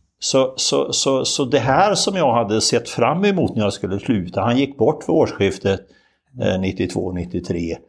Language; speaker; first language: Swedish; native; Swedish